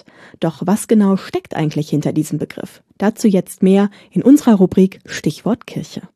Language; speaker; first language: German; native; German